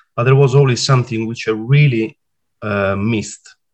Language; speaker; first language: English; non-native, fluent; Italian